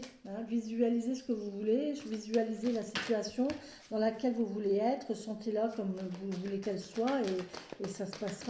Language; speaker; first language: French; native; French